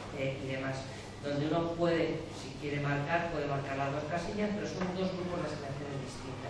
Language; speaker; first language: Spanish; native; Spanish